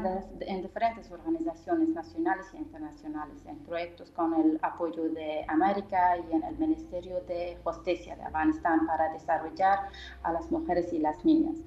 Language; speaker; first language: Spanish; non-native, fluent; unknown